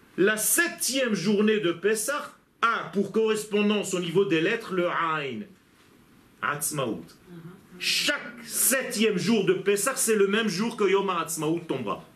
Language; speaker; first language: French; non-native, fluent; Hebrew